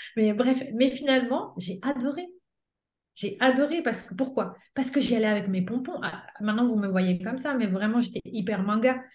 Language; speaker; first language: French; non-native, fluent; Italian